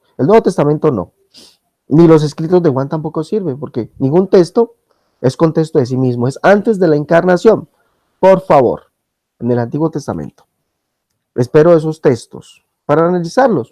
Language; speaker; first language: Spanish; native; Spanish